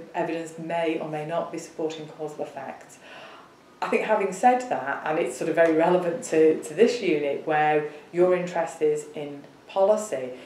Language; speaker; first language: English; native; English